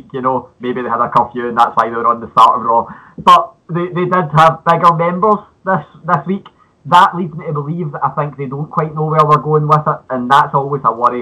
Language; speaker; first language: English; native; English